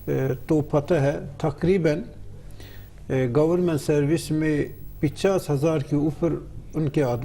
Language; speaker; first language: Hindi; non-native, learner; Turkish